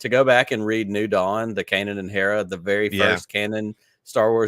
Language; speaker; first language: English; native; English